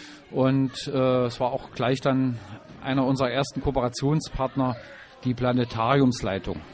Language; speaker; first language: German; native; German